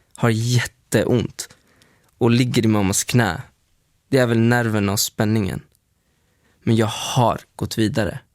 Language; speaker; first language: Swedish; early bilingual, other home language; Spanish